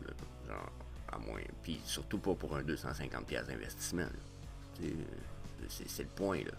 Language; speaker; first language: French; native; French